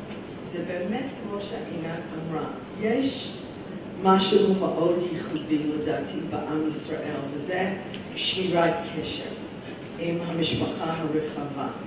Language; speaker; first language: Hebrew; non-native, fluent; English